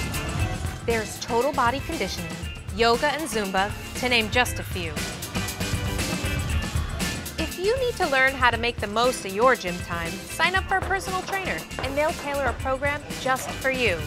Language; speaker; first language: English; native; English